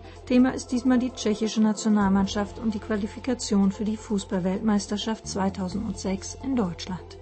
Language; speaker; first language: German; native; German